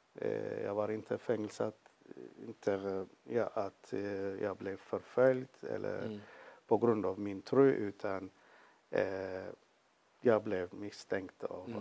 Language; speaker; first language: Swedish; non-native, fluent; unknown